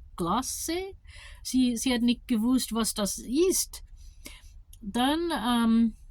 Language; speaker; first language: German; non-native, learner; English